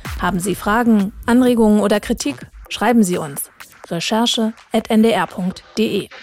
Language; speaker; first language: German; native; German